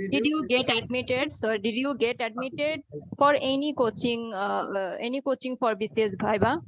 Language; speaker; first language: English; non-native, learner; Bangla